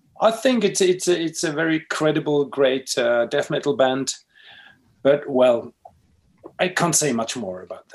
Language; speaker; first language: English; non-native, fluent; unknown